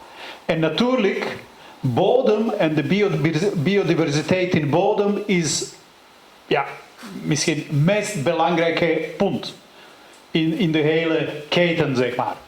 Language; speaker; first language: Dutch; non-native, learner; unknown